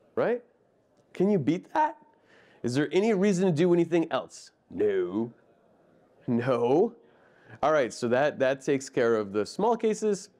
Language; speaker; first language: English; native; English